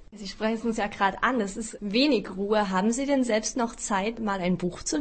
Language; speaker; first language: German; native; German